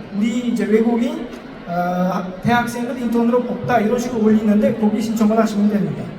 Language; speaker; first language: Korean; non-native, fluent; Uzbek